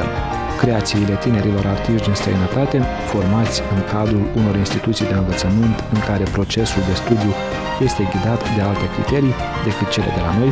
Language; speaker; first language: Romanian; native; Romanian